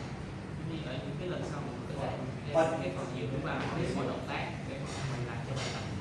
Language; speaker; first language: Vietnamese; native; Vietnamese